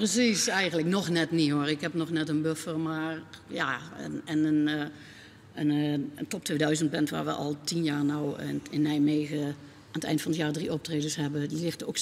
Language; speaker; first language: Dutch; native; Dutch